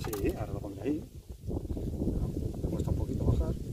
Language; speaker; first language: Spanish; native; Spanish